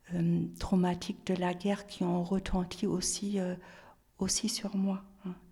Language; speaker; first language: French; non-native, fluent; German